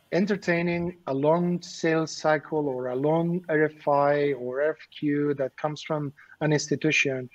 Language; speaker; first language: English; non-native, fluent; Spanish